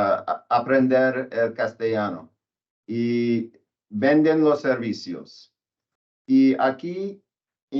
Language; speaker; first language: Spanish; non-native, learner; English